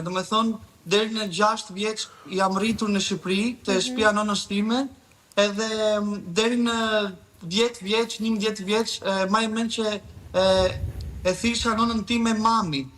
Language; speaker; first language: Albanian; early bilingual, heritage; Albanian